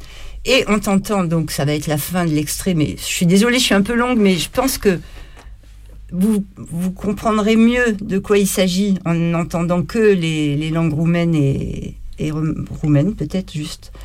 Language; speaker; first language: French; native; French